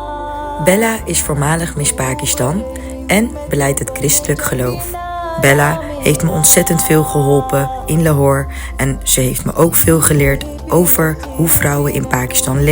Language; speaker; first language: Dutch; early bilingual, other home language; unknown